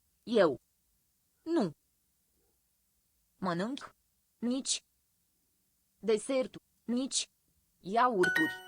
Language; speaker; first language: Romanian; non-native, learner; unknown